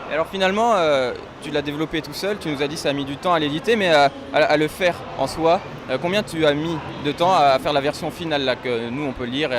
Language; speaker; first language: French; native; French